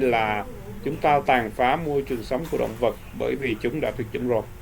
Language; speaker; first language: Vietnamese; native; Vietnamese